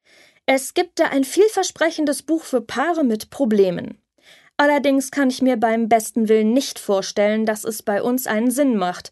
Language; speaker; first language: German; native; German